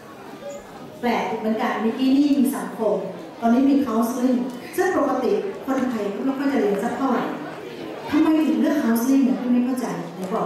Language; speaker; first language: Thai; native; Thai